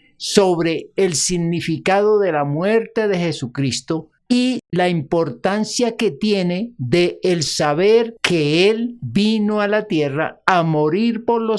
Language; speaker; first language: Spanish; native; Spanish